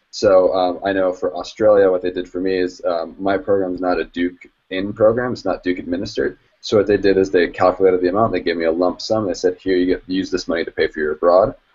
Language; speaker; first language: English; native; English